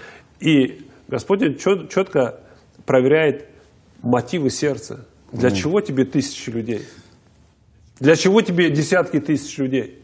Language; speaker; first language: Russian; native; Russian